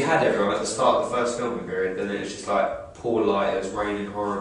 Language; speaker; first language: English; native; English